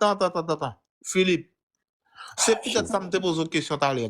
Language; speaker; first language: French; non-native, local second language; Haitian Creole